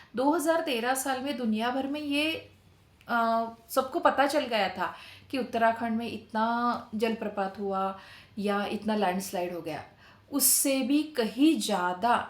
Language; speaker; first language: Hindi; non-native, local second language; Marathi